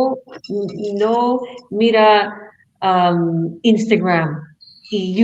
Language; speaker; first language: Spanish; non-native, learner; English